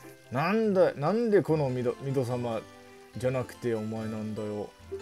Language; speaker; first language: Japanese; non-native, learner; English